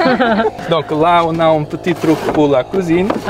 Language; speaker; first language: French; non-native, learner; Portuguese